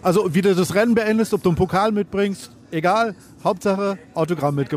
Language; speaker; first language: German; native; German